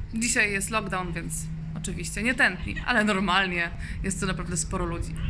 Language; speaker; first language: Polish; native; Polish